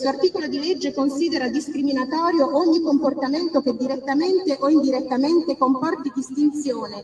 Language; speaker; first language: Italian; native; Italian